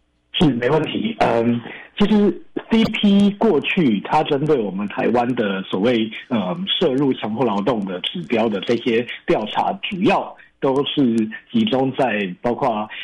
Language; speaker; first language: Chinese; native; Chinese